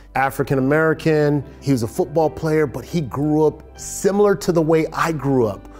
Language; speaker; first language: English; native; English